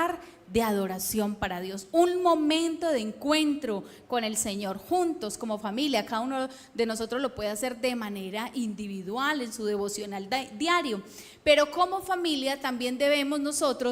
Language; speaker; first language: Spanish; native; Spanish